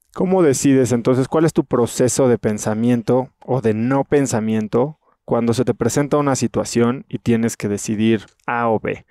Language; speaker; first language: Spanish; native; Spanish